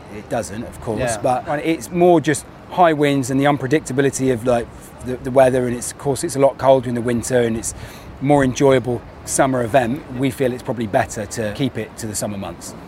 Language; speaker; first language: English; native; English